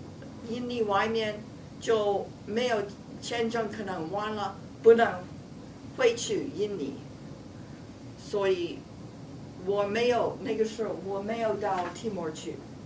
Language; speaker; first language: Chinese; non-native, fluent; English